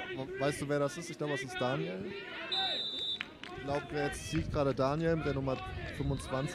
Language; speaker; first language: German; native; German